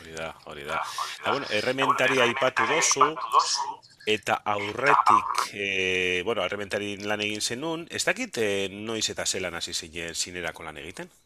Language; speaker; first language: Basque; native; Basque